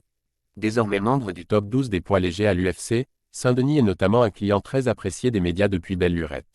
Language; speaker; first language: French; native; French